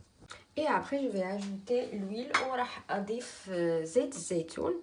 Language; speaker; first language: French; non-native, local second language; Arabic